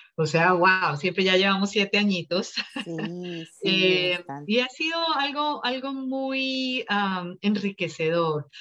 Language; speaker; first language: Spanish; native; Spanish